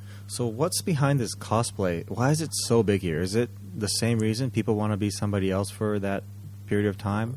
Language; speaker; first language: English; early bilingual, other home language; Japanese